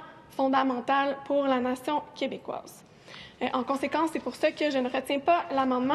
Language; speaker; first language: French; native; French